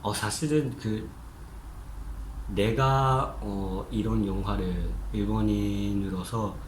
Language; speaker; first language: Korean; non-native, fluent; Japanese